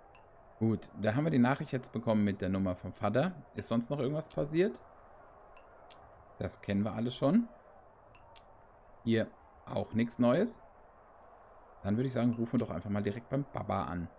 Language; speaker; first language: German; native; German